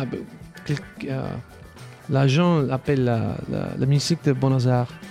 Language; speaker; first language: French; non-native, learner; Spanish